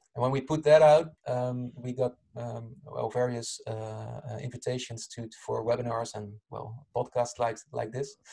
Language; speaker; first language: English; non-native, fluent; Dutch